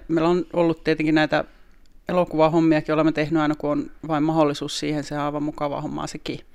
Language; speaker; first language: Finnish; native; Finnish